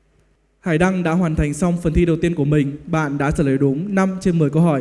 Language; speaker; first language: Vietnamese; native; Vietnamese